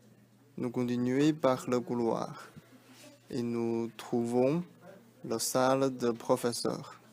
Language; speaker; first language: French; non-native, learner; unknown